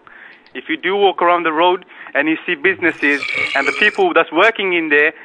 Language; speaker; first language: English; non-native, local second language; Bangla